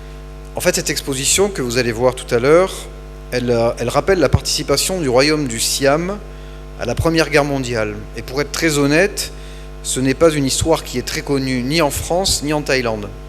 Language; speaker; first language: French; native; French